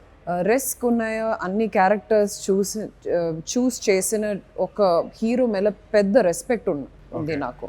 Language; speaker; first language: Telugu; non-native, fluent; Malayalam